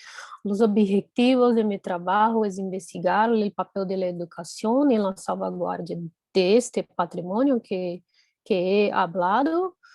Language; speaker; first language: Spanish; non-native, fluent; Portuguese